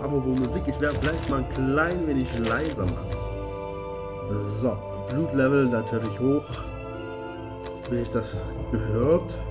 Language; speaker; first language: German; native; German